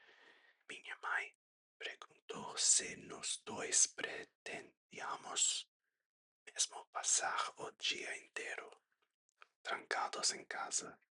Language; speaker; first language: Portuguese; non-native, learner; English